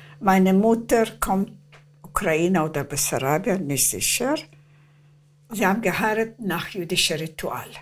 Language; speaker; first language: German; non-native, learner; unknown